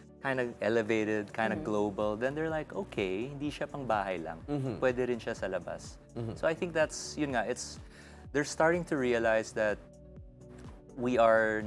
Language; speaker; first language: English; non-native, local second language; Hiligaynon